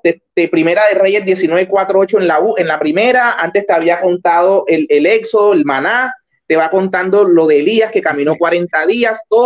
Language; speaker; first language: Spanish; native; Spanish